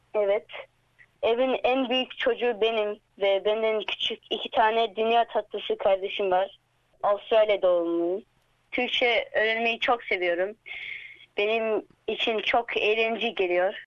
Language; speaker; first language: Turkish; early bilingual, heritage; Turkish